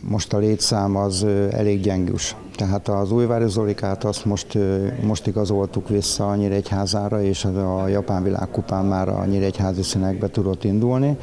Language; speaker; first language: Hungarian; native; Hungarian